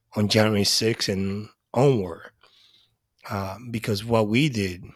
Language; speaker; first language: English; early bilingual, other home language; Spanish